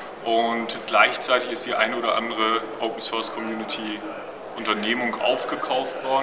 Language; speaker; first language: German; native; German